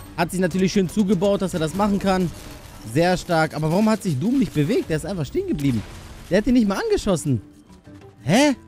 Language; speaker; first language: German; early bilingual, other home language; Albanian